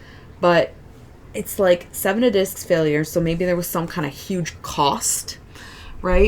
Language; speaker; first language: English; native; English